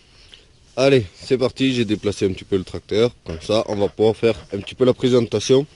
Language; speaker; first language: French; native; French